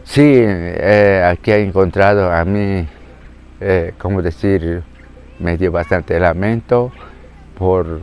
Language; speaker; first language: Spanish; non-native, local second language; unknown